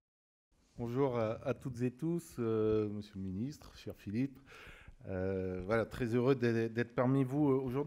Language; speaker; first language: French; native; French